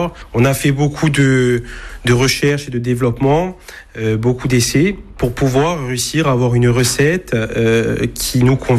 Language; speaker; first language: French; native; French